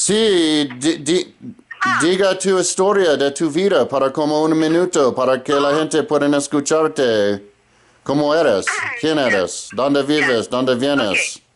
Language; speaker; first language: Spanish; non-native, learner; English